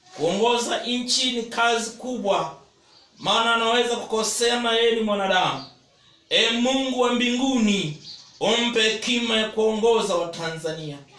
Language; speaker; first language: Swahili; non-native, local second language; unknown